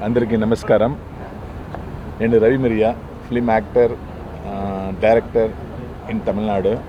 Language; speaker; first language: Telugu; non-native, learner; Tamil